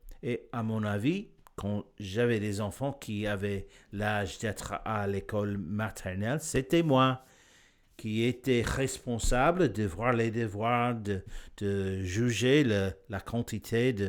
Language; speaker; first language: French; non-native, learner; English